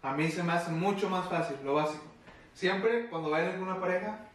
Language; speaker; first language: Spanish; early bilingual, heritage; Spanish